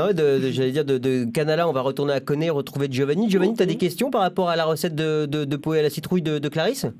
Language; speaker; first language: French; native; French